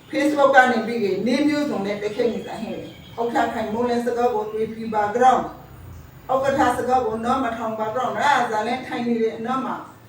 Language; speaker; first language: Burmese; native; Burmese